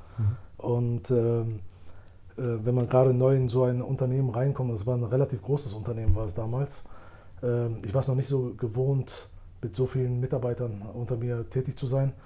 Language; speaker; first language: German; early bilingual, other home language; Albanian